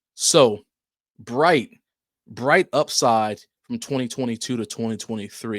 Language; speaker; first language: English; native; English